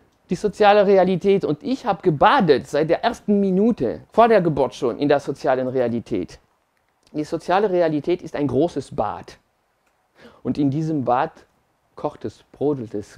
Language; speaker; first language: German; non-native, fluent; French